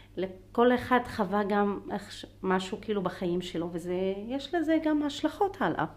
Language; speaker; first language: Hebrew; non-native, local second language; Arabic